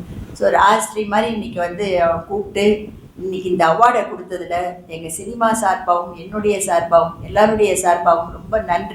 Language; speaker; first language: Tamil; native; Tamil